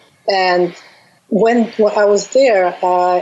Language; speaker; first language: English; non-native, fluent; Russian